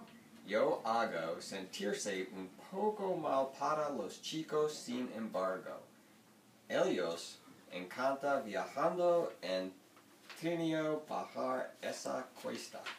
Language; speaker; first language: Spanish; non-native, learner; English